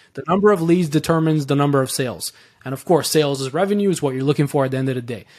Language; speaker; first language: English; early bilingual, other home language; Persian